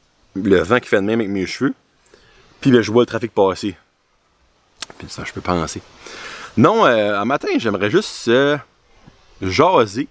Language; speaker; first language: French; native; French